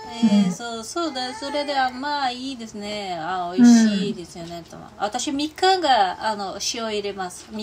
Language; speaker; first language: Japanese; non-native, learner; Portuguese